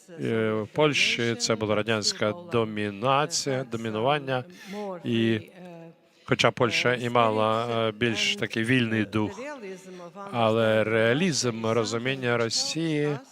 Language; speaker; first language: Ukrainian; non-native, fluent; Latvian